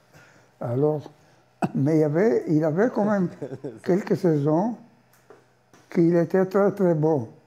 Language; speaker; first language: French; non-native, fluent; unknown